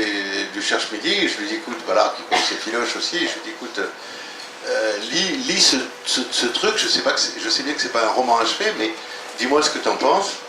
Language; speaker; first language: French; native; French